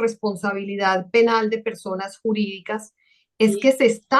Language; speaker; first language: Spanish; native; Spanish